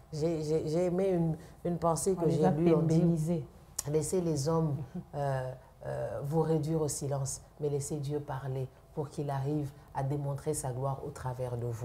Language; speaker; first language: French; non-native, local second language; Lingala